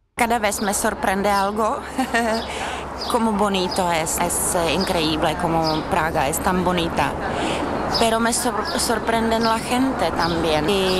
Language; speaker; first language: Spanish; non-native, fluent; Czech